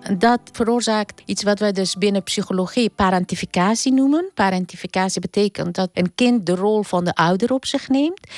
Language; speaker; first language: Dutch; non-native, fluent; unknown